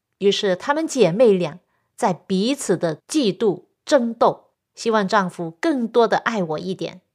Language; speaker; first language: Chinese; non-native, local second language; Cantonese